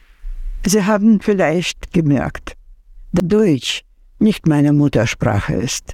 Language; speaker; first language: German; non-native, fluent; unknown